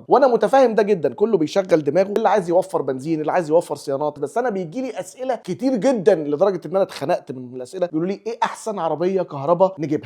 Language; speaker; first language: Arabic; native; Arabic